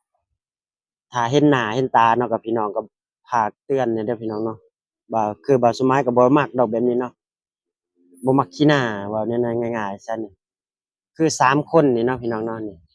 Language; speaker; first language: Thai; non-native, local second language; Northeastern Thai